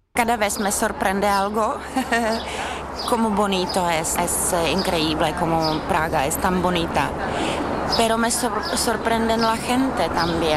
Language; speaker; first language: Spanish; non-native, fluent; Czech